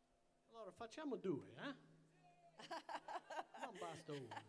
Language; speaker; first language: Italian; early bilingual, heritage; English